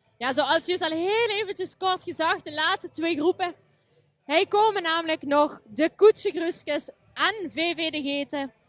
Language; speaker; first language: Dutch; native; Dutch